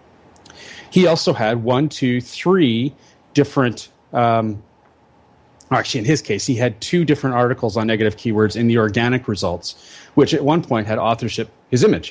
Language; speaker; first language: English; native; English